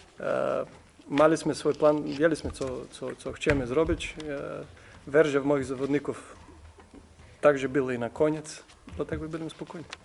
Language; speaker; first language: Polish; non-native, learner; Macedonian